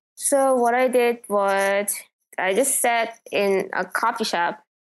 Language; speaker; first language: English; non-native, fluent; Korean